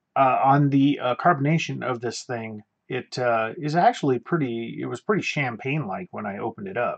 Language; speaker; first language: English; native; English